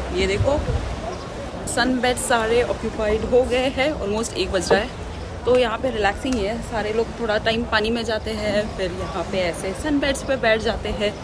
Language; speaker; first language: Hindi; native; Hindi